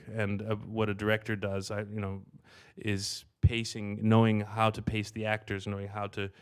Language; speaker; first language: English; native; English